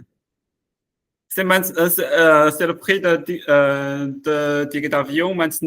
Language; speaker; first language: French; non-native, learner; Chinese